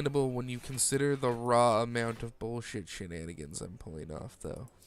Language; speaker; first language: English; native; English